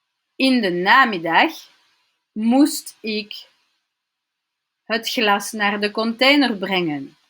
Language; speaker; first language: Dutch; non-native, local second language; French